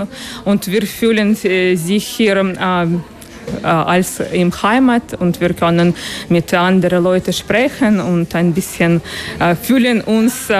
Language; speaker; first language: German; non-native, learner; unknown